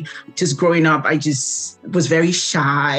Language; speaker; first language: English; non-native, local second language; Yoruba